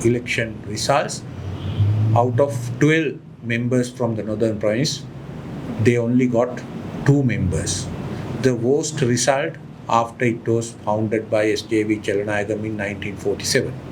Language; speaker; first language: English; non-native, local second language; Sinhala